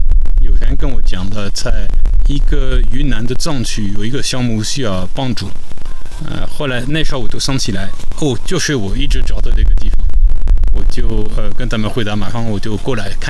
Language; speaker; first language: Chinese; non-native, fluent; French